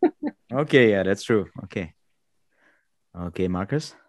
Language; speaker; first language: English; non-native, fluent; German